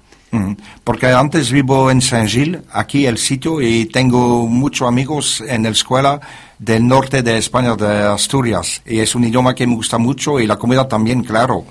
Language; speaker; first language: Spanish; non-native, learner; French